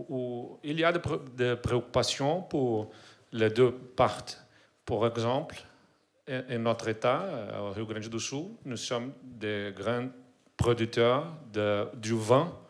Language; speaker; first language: French; non-native, learner; Portuguese